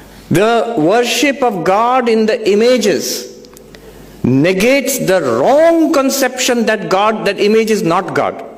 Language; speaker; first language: English; non-native, local second language; Bangla